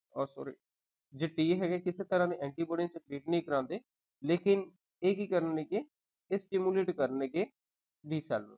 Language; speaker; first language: Hindi; non-native, local second language; Punjabi